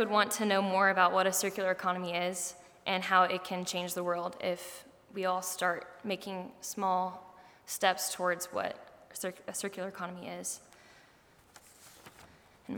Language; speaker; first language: English; native; English